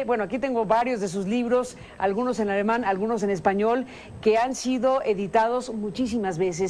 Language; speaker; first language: Spanish; native; Spanish